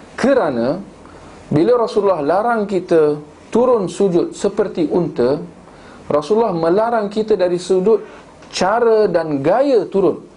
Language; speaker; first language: Malay; native; Malay